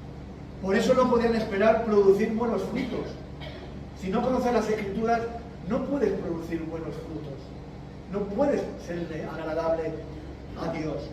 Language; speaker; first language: Spanish; native; Spanish